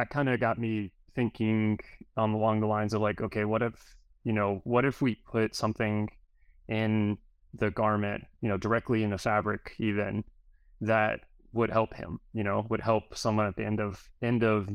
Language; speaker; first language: English; native; English